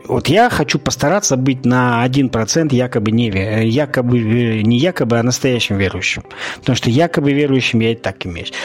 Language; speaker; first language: Russian; native; Russian